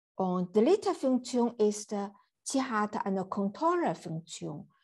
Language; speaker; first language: German; non-native, learner; Chinese